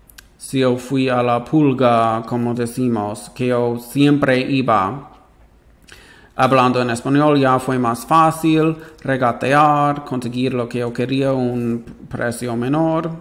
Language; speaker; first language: Spanish; non-native, fluent; English